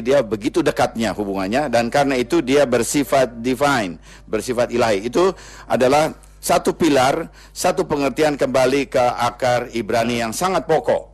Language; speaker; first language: Indonesian; native; Indonesian